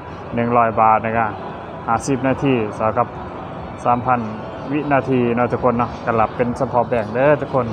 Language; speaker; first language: Thai; non-native, local second language; Northeastern Thai